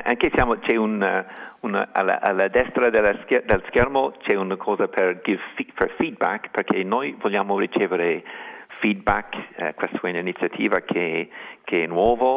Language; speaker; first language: Italian; non-native, fluent; English